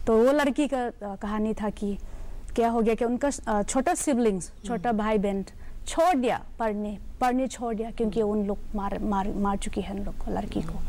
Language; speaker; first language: Hindi; non-native, local second language; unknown